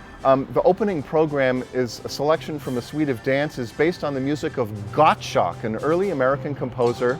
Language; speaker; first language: English; native; English